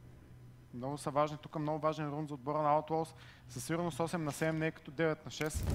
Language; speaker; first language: Bulgarian; native; Bulgarian